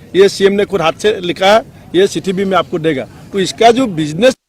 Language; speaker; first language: Hindi; non-native, local second language; Assamese